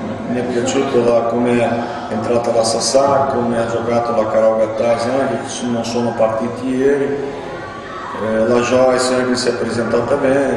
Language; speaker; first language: Italian; non-native, fluent; Portuguese